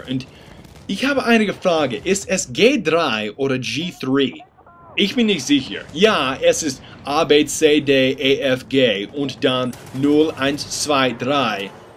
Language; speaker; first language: German; non-native, learner; English